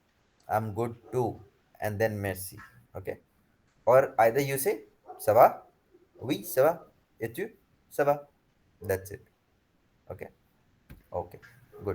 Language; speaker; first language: French; non-native, fluent; Hindi